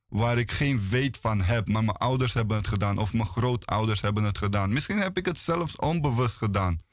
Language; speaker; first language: Dutch; early bilingual, other home language; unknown